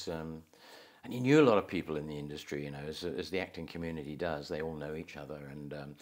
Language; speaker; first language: English; native; English